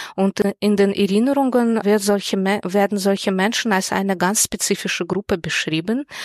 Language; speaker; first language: German; non-native, fluent; Russian